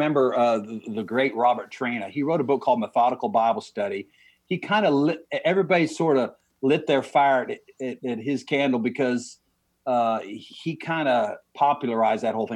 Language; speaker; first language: English; native; English